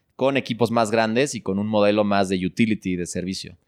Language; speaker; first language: Spanish; native; Spanish